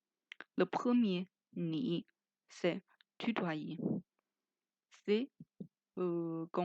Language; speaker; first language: French; non-native, fluent; Chinese